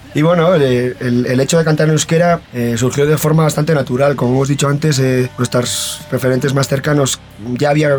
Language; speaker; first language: Spanish; non-native, local second language; Basque